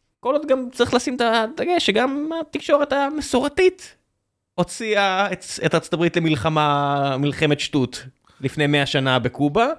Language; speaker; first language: Hebrew; native; Hebrew